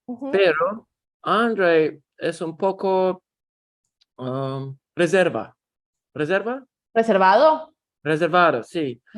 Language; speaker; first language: Spanish; non-native, learner; Russian